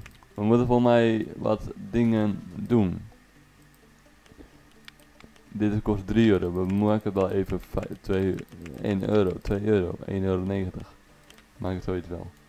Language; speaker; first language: Dutch; native; Dutch